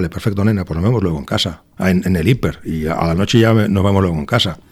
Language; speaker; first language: Spanish; native; Spanish